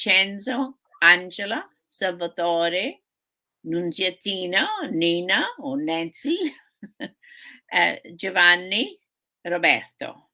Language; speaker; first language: Italian; early bilingual, heritage; Sicilian